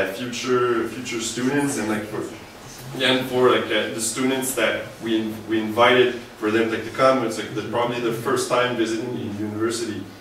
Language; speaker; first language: English; native; English